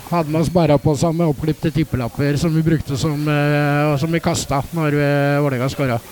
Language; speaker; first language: Norwegian; native; Norwegian